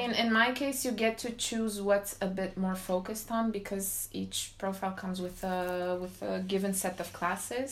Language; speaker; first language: English; non-native, fluent; Romanian